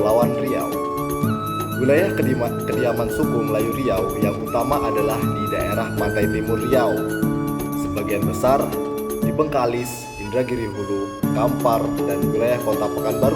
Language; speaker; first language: Indonesian; non-native, local second language; Malay